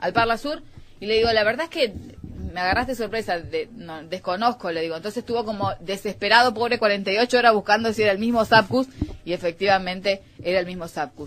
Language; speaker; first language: Spanish; native; Spanish